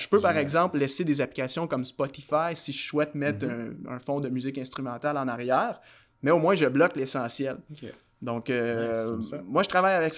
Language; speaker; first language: French; native; French